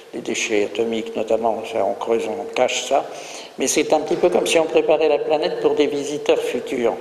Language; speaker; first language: French; native; French